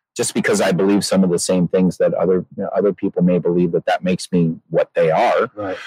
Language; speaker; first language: English; native; English